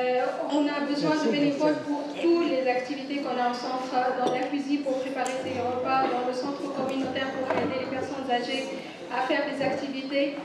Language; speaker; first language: French; non-native, fluent; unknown